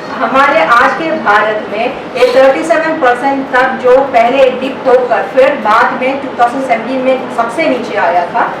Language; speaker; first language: Hindi; non-native, local second language; Gujarati